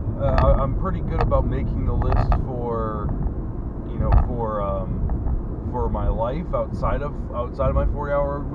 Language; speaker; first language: English; native; English